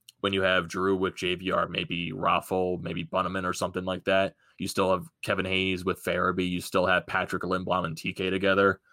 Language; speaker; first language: English; native; English